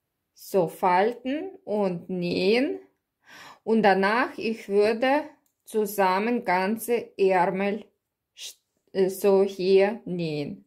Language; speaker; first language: German; non-native, learner; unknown